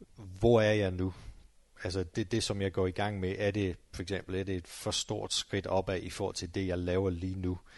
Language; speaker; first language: Danish; non-native, fluent; English